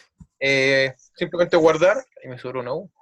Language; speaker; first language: Spanish; native; Spanish